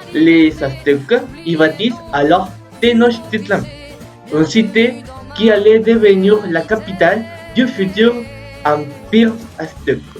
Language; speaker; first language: French; non-native, learner; Spanish